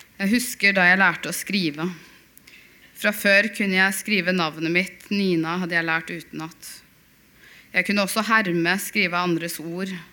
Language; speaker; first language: Norwegian; early bilingual, other home language; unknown